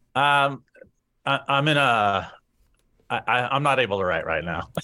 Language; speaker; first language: English; native; English